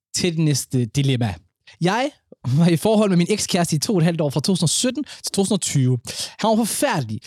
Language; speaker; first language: Danish; early bilingual, other home language; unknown